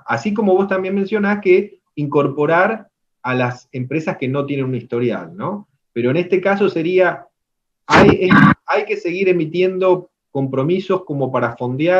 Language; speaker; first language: Spanish; native; Spanish